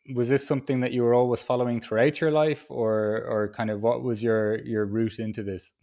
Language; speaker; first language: English; native; English